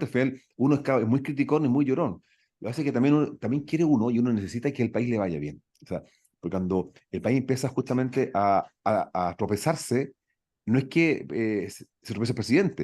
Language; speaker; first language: Spanish; native; Spanish